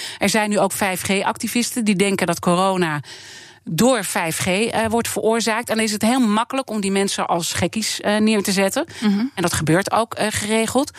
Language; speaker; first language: Dutch; native; Dutch